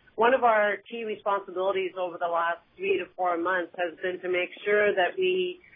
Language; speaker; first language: English; native; English